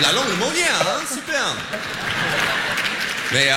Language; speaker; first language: French; non-native, fluent; English